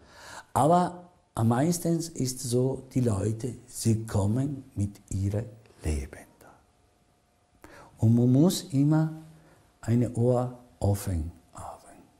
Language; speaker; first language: German; non-native, learner; Italian